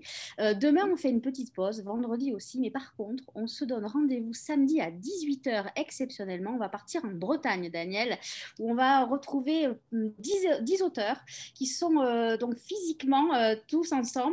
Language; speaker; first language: French; native; French